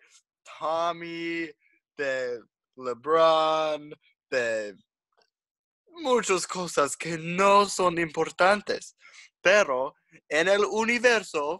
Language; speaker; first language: Spanish; non-native, learner; English